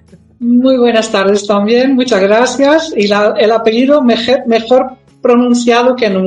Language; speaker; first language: Spanish; non-native, fluent; Dutch